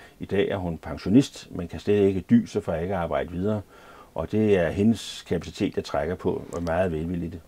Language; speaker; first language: Danish; native; Danish